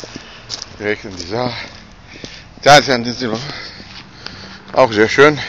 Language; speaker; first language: German; non-native, fluent; Arabic